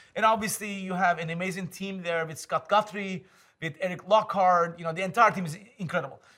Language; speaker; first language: English; non-native, fluent; Turkish